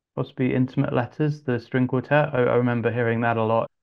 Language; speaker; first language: English; native; English